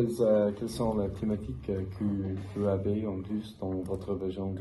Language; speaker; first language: French; non-native, fluent; English